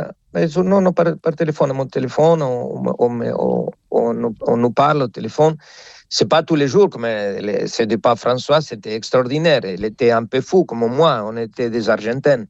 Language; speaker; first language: French; non-native, fluent; Spanish